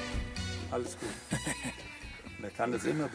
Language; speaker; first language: German; native; German